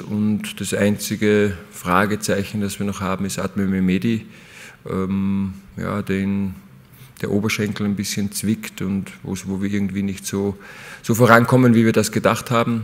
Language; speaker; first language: German; native; German